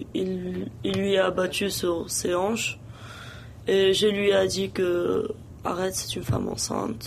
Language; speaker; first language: French; non-native, local second language; Arabic